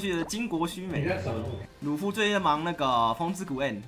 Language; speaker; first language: Chinese; native; Chinese